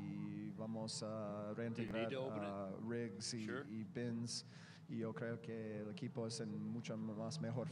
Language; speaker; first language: Spanish; non-native, learner; English